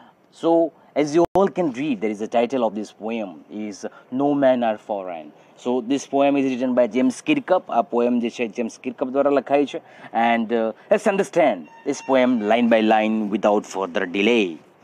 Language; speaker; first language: English; non-native, local second language; Gujarati